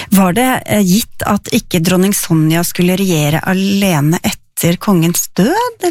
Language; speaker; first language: Norwegian; native; Norwegian